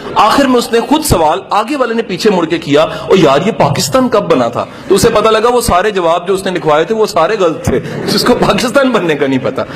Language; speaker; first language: Urdu; non-native, local second language; Punjabi